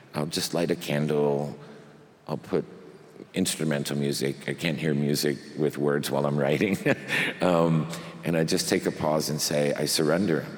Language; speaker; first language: English; early bilingual, other home language; Spanish